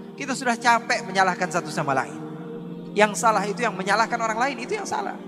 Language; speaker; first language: Indonesian; native; Indonesian